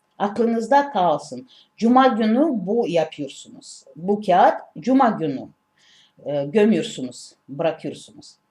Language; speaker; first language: Turkish; non-native, learner; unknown